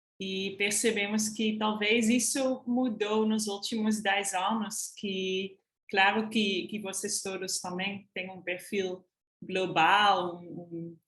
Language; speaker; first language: Portuguese; non-native, fluent; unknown